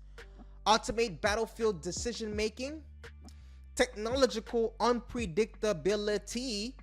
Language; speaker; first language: English; native; English